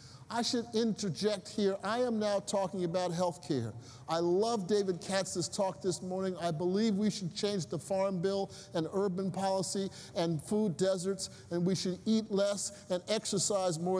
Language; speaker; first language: English; native; English